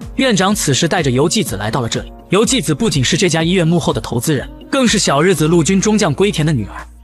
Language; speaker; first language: Chinese; native; Chinese